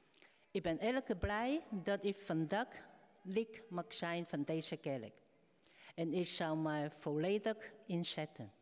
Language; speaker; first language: Dutch; non-native, fluent; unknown